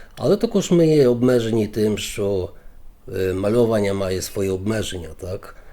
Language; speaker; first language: Ukrainian; native; Ukrainian